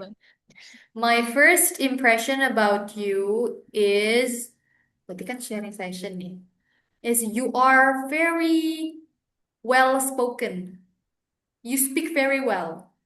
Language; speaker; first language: English; non-native, fluent; Indonesian